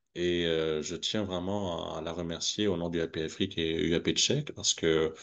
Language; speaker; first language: French; native; French